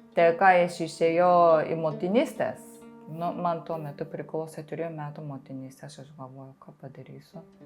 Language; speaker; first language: Lithuanian; non-native, fluent; Japanese